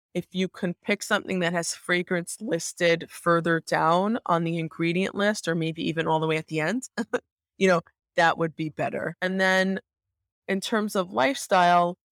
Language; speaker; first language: English; native; English